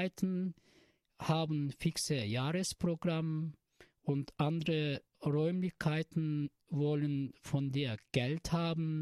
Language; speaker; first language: German; non-native, learner; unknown